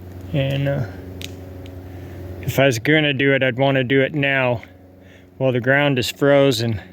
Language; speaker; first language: English; native; English